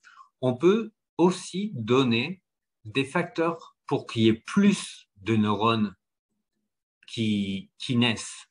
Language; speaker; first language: French; native; French